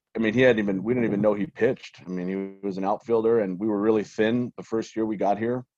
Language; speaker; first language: English; native; English